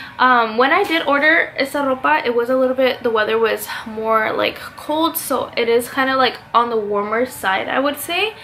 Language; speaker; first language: English; early bilingual, other home language; Spanish